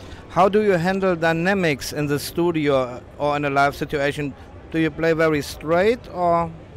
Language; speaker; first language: English; non-native, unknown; German